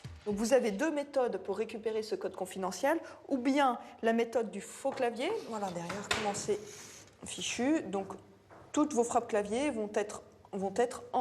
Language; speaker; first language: French; native; French